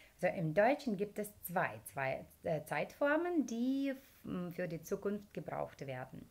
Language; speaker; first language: German; non-native, fluent; Ukrainian